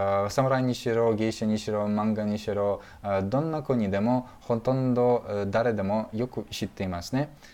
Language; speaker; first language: Japanese; non-native, fluent; Russian